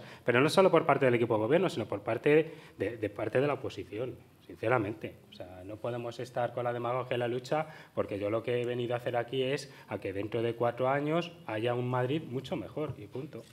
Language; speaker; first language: Spanish; native; Spanish